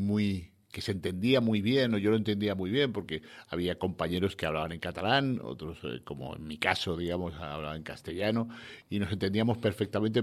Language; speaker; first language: Spanish; native; Spanish